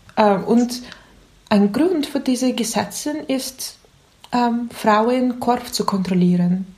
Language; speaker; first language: German; non-native, learner; Russian